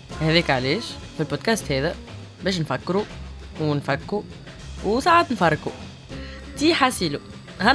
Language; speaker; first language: Arabic; native; Arabic